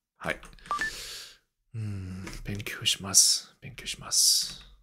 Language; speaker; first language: Japanese; non-native, learner; Korean